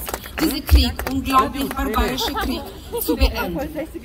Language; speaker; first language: German; non-native, fluent; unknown